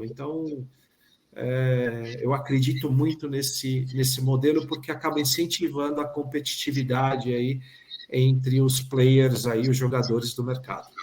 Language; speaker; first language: Portuguese; native; Portuguese